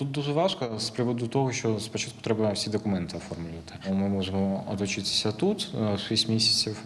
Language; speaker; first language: Ukrainian; non-native, local second language; Russian